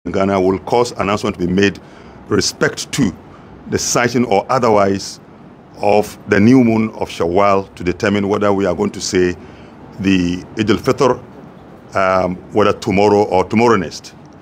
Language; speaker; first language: English; non-native, local second language; Hausa